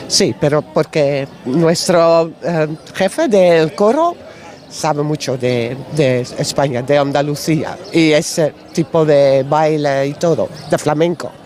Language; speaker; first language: Spanish; non-native, learner; Dutch